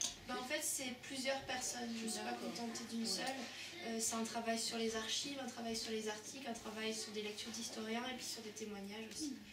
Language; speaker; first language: French; native; French